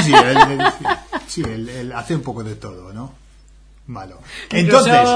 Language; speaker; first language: Spanish; non-native, fluent; English